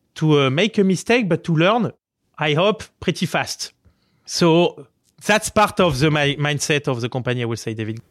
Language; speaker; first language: English; non-native, fluent; French